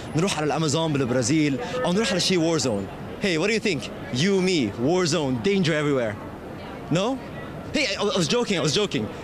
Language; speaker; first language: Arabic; non-native, local second language; Korean